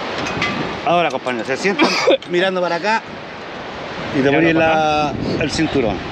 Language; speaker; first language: Spanish; native; Spanish